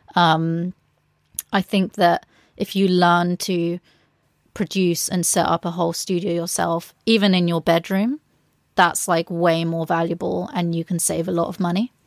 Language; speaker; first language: English; native; English